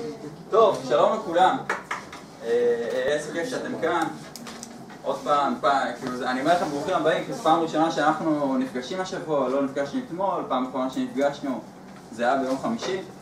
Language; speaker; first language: Hebrew; native; Hebrew